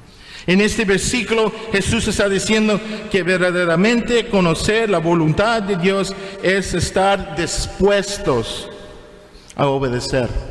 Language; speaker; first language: Spanish; non-native, fluent; English